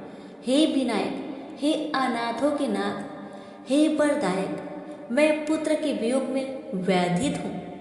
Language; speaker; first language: Hindi; native; Hindi